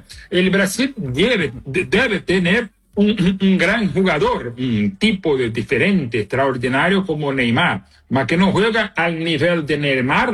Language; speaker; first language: Spanish; non-native, learner; Portuguese